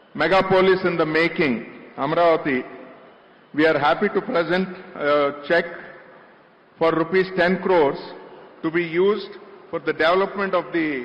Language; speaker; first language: English; non-native, local second language; Telugu